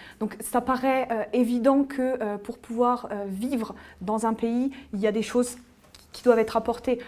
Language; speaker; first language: French; native; French